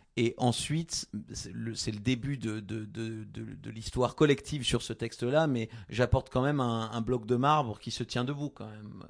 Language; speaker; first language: French; native; French